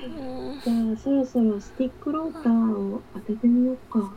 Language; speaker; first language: Japanese; native; Japanese